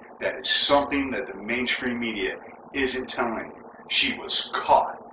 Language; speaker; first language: English; native; English